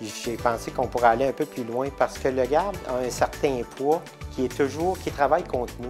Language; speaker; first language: French; native; French